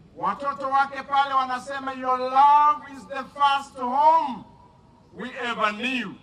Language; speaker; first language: English; non-native, local second language; Swahili